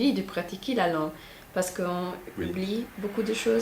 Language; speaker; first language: French; non-native, learner; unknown